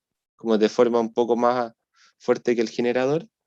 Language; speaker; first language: Spanish; native; Spanish